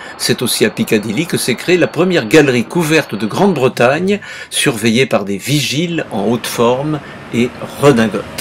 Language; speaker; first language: French; native; French